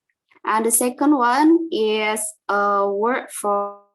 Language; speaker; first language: English; non-native, fluent; Indonesian